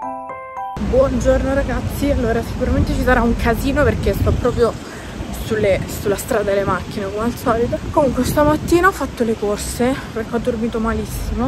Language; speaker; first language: Italian; native; Italian